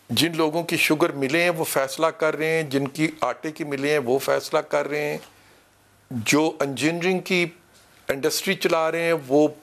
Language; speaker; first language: Urdu; non-native, local second language; Punjabi